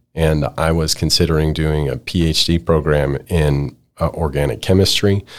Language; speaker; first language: English; native; English